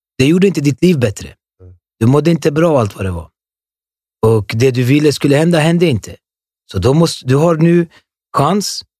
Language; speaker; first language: Swedish; early bilingual, other home language; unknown